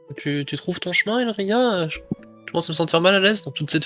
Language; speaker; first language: French; native; French